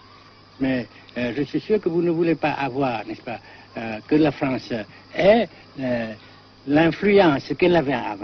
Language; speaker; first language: French; non-native, local second language; Vietnamese